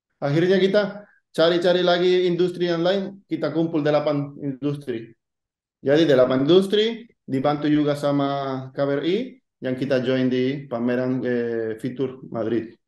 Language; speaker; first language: Indonesian; non-native, fluent; Spanish